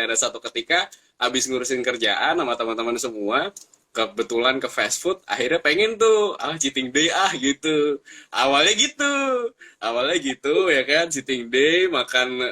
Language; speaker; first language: Indonesian; native; Indonesian